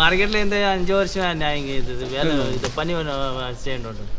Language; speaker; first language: Malayalam; non-native, learner; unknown